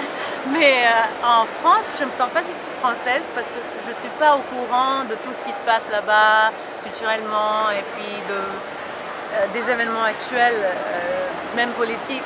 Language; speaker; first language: French; early bilingual, heritage; French